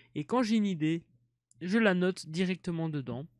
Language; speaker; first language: French; native; French